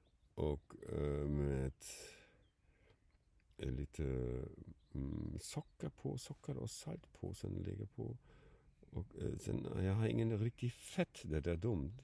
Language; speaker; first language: Swedish; non-native, fluent; German